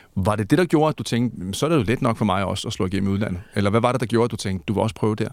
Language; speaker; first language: Danish; native; Danish